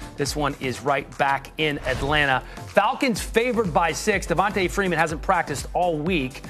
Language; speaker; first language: English; native; English